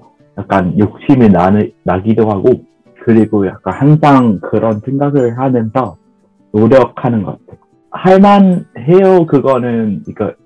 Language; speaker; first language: Korean; non-native, fluent; Vietnamese